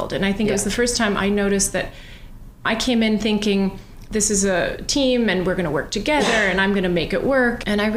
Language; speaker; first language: English; native; English